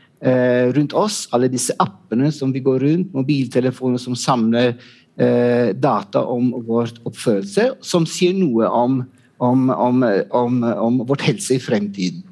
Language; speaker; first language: Norwegian; non-native, fluent; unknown